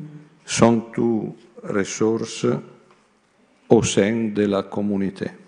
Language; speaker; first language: French; non-native, learner; Italian